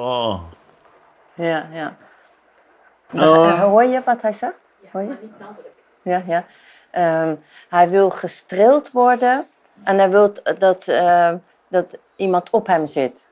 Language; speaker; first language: Dutch; non-native, fluent; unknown